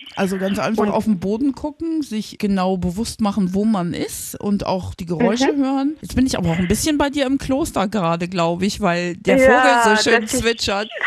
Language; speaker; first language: German; native; German